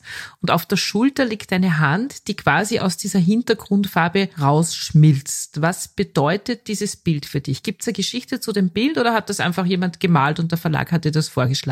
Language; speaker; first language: German; native; German